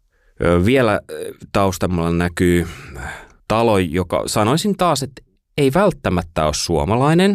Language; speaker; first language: Finnish; native; Finnish